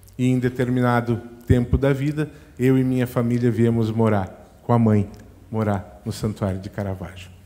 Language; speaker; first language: Portuguese; native; Portuguese